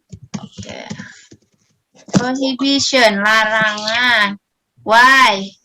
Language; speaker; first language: English; non-native, learner; Indonesian